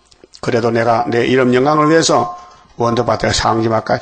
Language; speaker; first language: Korean; native; Korean